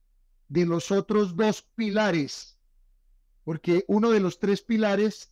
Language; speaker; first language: Spanish; native; Spanish